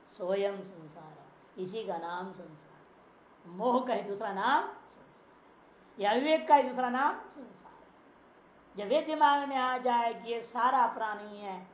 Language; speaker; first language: Hindi; non-native, local second language; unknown